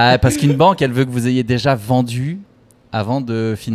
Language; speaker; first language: French; native; French